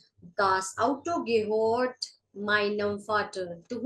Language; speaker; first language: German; non-native, fluent; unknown